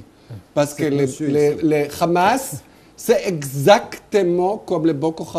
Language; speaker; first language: French; non-native, fluent; Hebrew